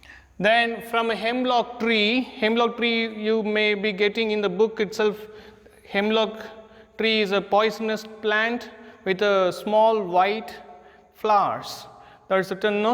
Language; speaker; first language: English; non-native, local second language; Hindi